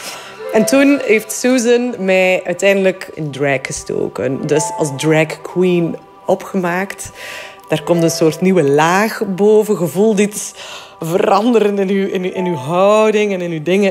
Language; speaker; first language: Dutch; native; Dutch